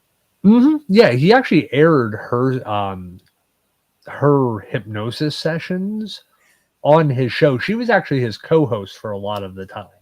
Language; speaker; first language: English; native; English